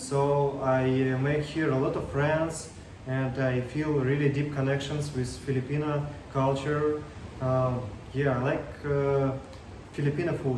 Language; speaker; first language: English; non-native, learner; Russian